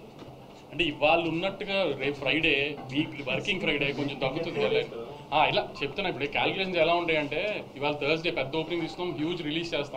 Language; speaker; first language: Telugu; native; Telugu